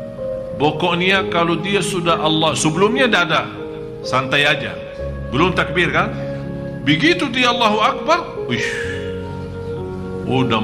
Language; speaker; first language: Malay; non-native, fluent; Arabic